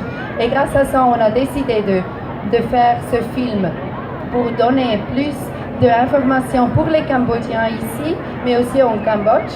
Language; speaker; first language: French; non-native, learner; English